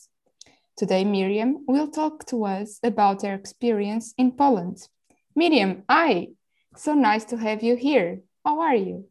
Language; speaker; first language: English; non-native, local second language; Portuguese